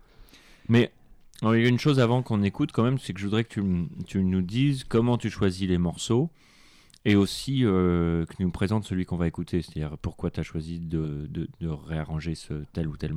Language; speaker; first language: French; native; French